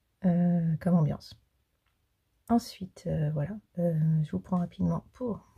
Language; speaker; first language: French; native; French